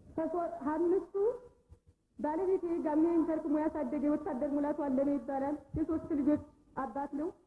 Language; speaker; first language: Amharic; native; Amharic